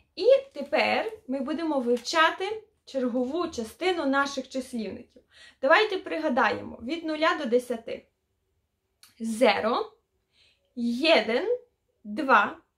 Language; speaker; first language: Ukrainian; native; Ukrainian